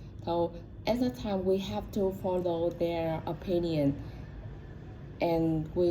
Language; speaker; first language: English; non-native, learner; Vietnamese